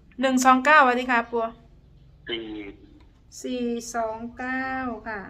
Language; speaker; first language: Thai; non-native, local second language; Northeastern Thai